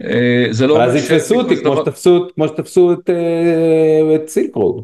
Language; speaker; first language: Hebrew; native; Hebrew